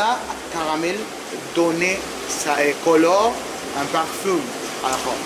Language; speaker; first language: French; non-native, learner; Spanish